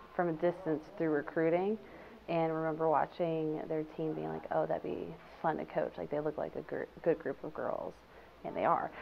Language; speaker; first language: English; native; English